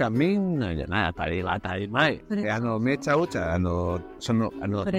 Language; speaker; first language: Japanese; non-native, learner; Spanish